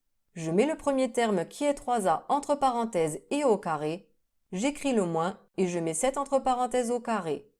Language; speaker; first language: French; native; French